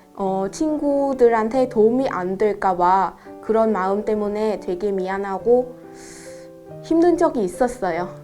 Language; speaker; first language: Korean; non-native, fluent; Vietnamese